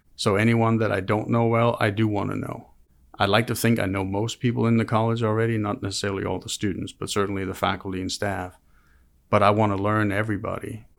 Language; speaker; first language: English; non-native, fluent; Danish